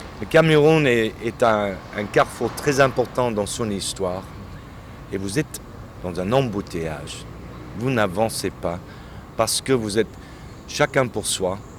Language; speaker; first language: French; non-native, fluent; English